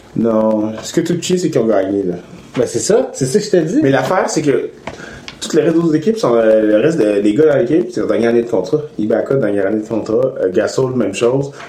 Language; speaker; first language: French; native; French